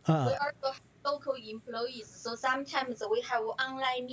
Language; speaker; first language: English; non-native, learner; Chinese